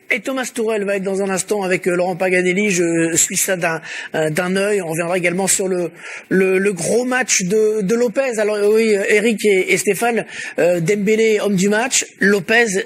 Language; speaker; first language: French; native; French